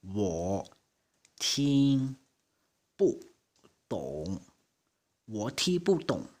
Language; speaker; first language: Chinese; non-native, fluent; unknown